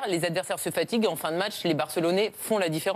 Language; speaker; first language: French; native; French